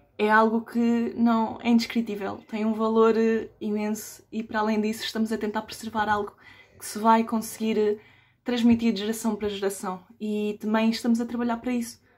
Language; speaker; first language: Portuguese; early bilingual, other home language; Spanish